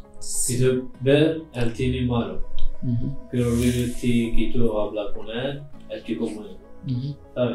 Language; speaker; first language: Spanish; non-native, learner; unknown